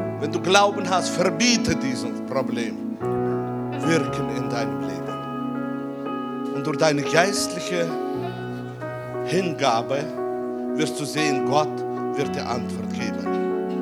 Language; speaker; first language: German; non-native, fluent; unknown